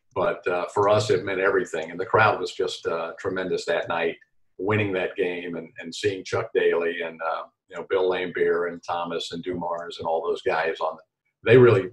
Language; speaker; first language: English; native; English